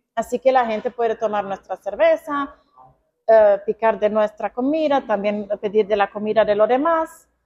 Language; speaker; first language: Spanish; non-native, fluent; Croatian